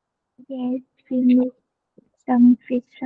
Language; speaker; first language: English; non-native, learner; Vietnamese